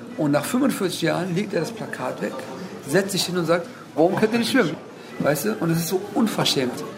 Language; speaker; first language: German; early bilingual, other home language; Turkish